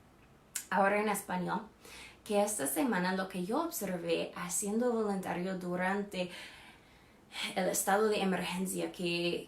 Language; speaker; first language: Spanish; non-native, fluent; English